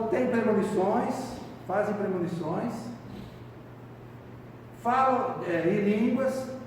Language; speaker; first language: Portuguese; native; Portuguese